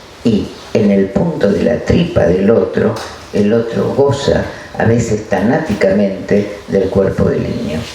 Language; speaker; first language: Spanish; native; Spanish